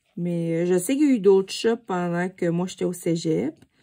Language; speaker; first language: French; native; French